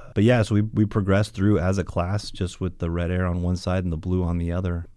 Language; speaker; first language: English; native; English